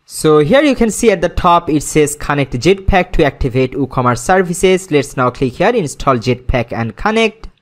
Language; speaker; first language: English; non-native, local second language; Bangla